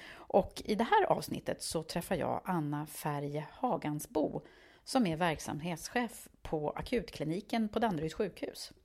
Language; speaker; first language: Swedish; native; Swedish